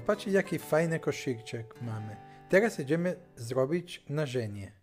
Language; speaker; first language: Polish; non-native, fluent; Italian